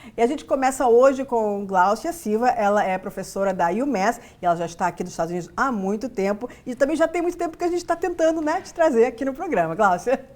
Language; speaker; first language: Portuguese; native; Portuguese